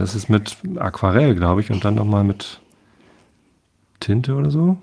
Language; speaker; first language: German; native; German